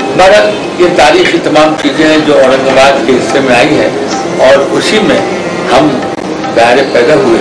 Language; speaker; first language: Urdu; native; Urdu